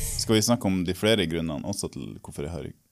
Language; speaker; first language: Norwegian; native; Norwegian